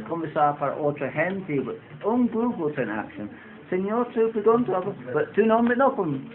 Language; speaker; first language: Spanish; non-native, learner; English